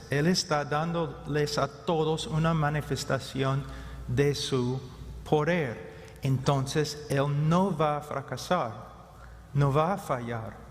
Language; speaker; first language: Spanish; non-native, fluent; English